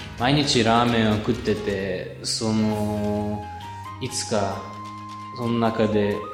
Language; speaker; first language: Japanese; non-native, fluent; Bulgarian